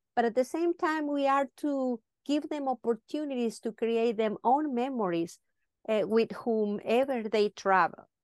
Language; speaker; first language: English; non-native, fluent; Spanish